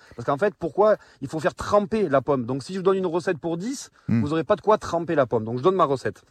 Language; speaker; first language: French; native; French